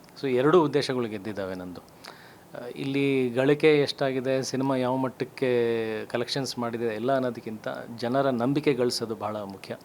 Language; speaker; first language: Kannada; native; Kannada